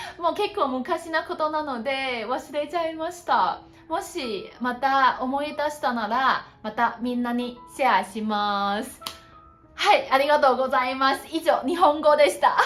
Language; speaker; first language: Japanese; non-native, fluent; Chinese